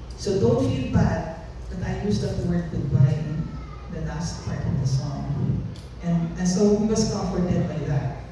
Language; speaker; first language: English; non-native, local second language; Filipino